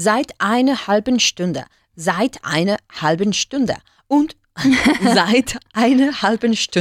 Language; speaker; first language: German; non-native, learner; Spanish